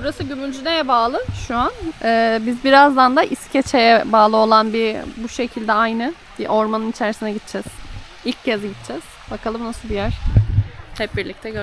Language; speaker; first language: Turkish; native; Turkish